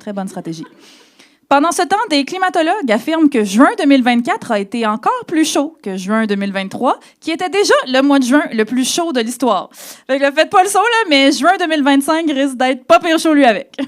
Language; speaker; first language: French; native; French